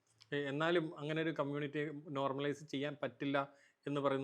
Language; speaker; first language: Malayalam; native; Malayalam